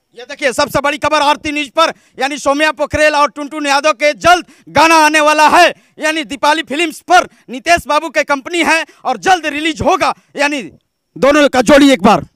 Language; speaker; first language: Hindi; native; Hindi